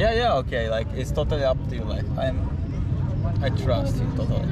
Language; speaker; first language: English; non-native, learner; Turkish